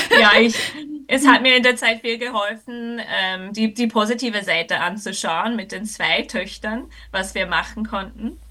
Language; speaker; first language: German; non-native, fluent; English